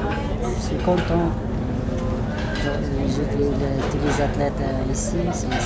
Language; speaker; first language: French; non-native, learner; Arabic